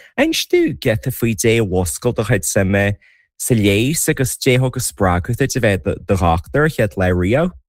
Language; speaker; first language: Irish; native; Irish